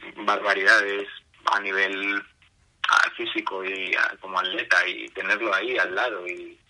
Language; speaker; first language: Spanish; native; Spanish